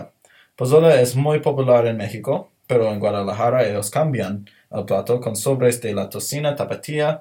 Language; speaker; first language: Spanish; non-native, learner; English